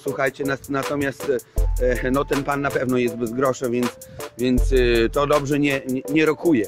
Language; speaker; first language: Polish; native; Polish